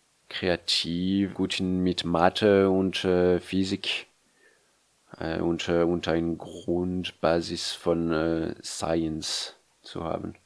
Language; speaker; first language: German; non-native, fluent; French